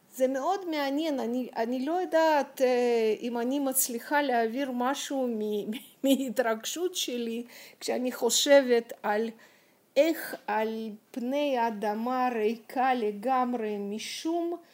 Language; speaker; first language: Hebrew; non-native, fluent; Russian